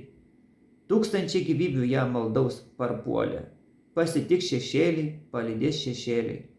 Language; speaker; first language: Lithuanian; native; Lithuanian